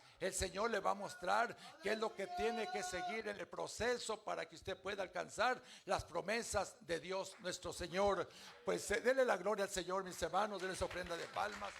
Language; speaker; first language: Spanish; native; Spanish